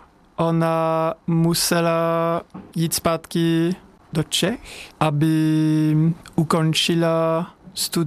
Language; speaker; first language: Czech; non-native, learner; French